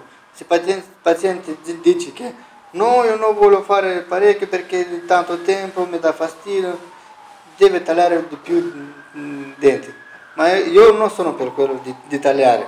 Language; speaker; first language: Italian; non-native, fluent; Romanian